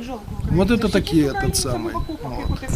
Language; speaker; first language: Russian; native; Russian